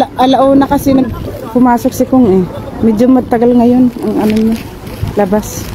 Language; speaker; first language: Filipino; native; Filipino